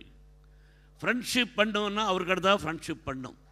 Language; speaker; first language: Tamil; non-native, local second language; Telugu